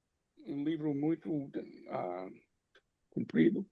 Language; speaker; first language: Portuguese; non-native, fluent; English